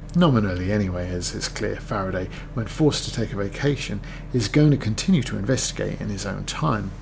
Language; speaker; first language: English; native; English